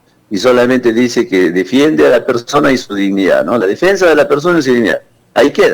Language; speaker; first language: Spanish; native; Spanish